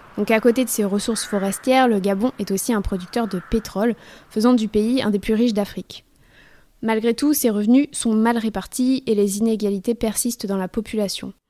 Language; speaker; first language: French; native; French